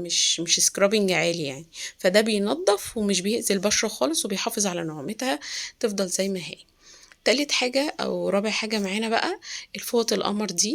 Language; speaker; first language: Arabic; native; Arabic